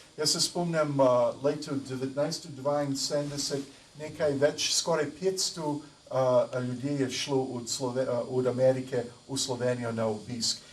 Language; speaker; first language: Slovenian; early bilingual, heritage; English